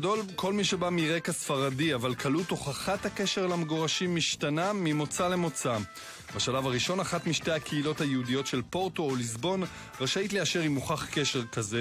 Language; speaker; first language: Hebrew; native; Hebrew